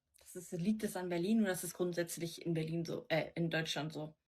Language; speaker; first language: German; native; German